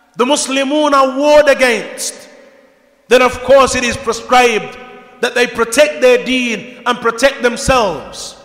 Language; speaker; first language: English; native; English